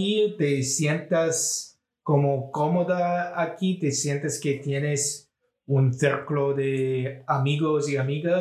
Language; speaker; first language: Spanish; non-native, fluent; English